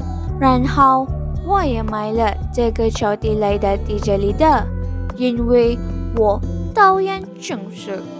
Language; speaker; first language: Chinese; non-native, learner; Malay